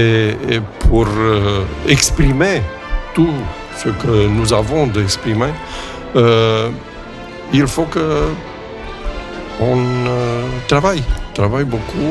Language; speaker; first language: French; non-native, fluent; Romanian